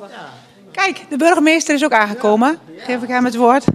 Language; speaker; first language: Dutch; native; Dutch